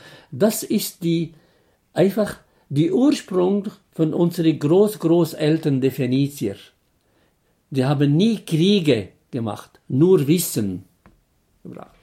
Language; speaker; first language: German; non-native, fluent; Arabic